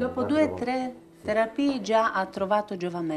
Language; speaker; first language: Italian; native; Italian